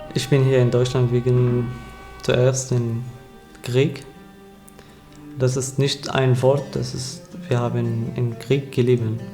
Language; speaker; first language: German; non-native, learner; Arabic